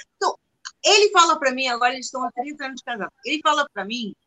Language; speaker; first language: Portuguese; non-native, fluent; English